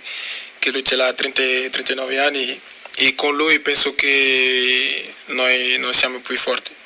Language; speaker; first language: Italian; non-native, fluent; Portuguese